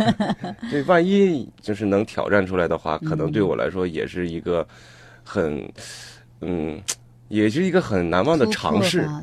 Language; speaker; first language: Chinese; native; Chinese